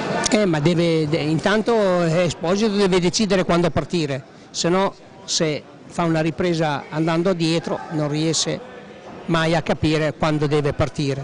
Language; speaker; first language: Italian; native; Italian